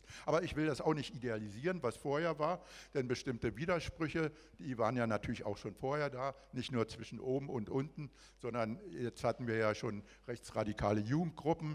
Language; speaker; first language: German; native; German